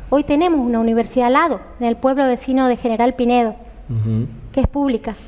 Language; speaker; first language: Spanish; native; Spanish